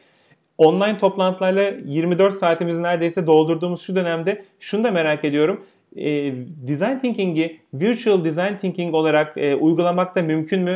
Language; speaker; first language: Turkish; native; Turkish